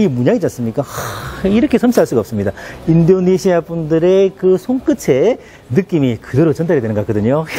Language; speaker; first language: Korean; native; Korean